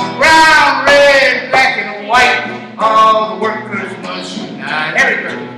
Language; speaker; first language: English; native; English